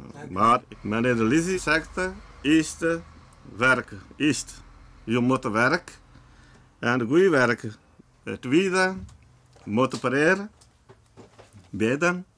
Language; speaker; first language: Dutch; non-native, learner; Punjabi